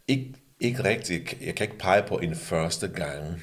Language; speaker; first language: Danish; early bilingual, other home language; English